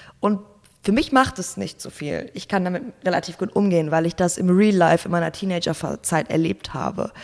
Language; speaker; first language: German; native; German